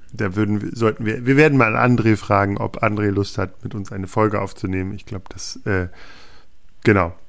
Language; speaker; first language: German; native; German